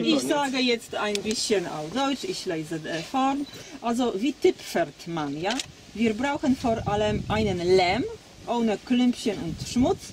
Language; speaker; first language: German; non-native, learner; Polish